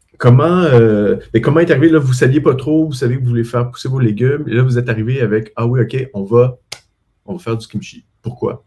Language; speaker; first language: French; native; French